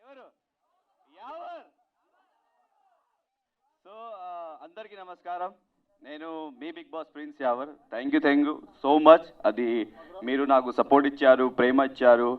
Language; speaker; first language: Telugu; non-native, local second language; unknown